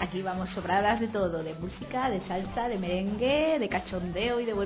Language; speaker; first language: Spanish; native; Spanish